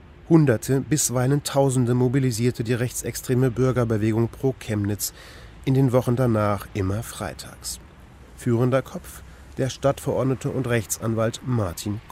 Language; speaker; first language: German; native; German